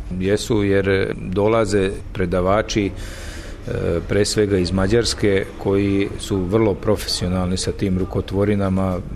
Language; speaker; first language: Serbian; non-native, local second language; Hungarian